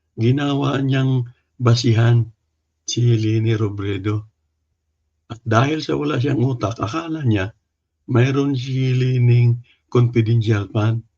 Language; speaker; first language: Filipino; non-native, local second language; Cebuano